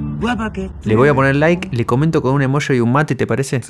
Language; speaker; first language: Spanish; native; Spanish